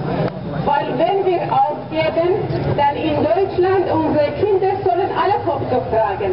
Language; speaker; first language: German; non-native, fluent; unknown